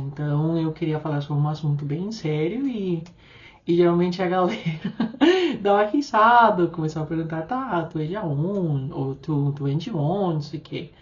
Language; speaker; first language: Portuguese; non-native, fluent; Spanish